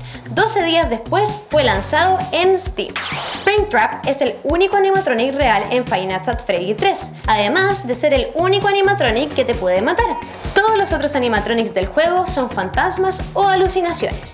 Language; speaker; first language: Spanish; native; Spanish